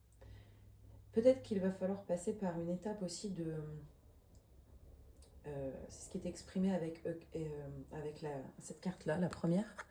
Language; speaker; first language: French; native; French